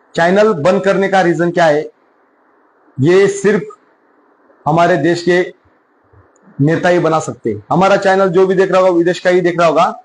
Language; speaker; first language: Hindi; non-native, local second language; Marathi